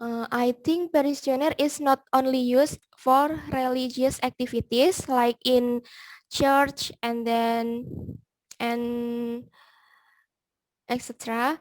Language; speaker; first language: English; non-native, learner; Indonesian